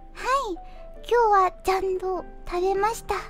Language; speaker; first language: Japanese; non-native, fluent; Korean